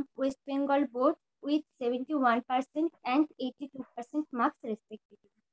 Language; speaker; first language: English; non-native, local second language; Bangla